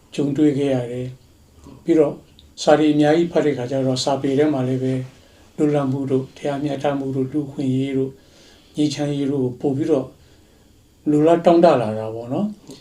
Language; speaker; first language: Burmese; native; Burmese